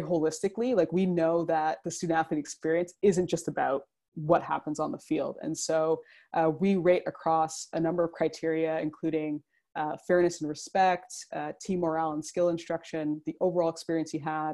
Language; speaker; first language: English; native; English